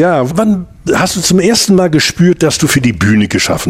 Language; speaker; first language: German; native; German